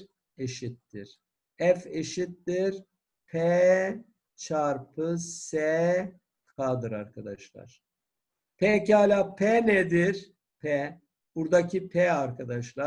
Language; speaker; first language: Turkish; native; Turkish